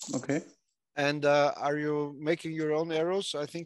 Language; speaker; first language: English; non-native, fluent; German